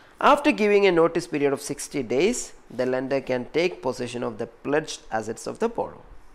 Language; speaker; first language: English; non-native, local second language; Malayalam